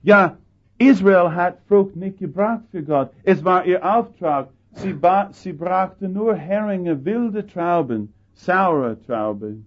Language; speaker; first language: German; non-native, fluent; English